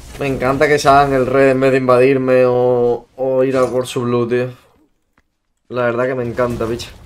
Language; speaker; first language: Spanish; native; Spanish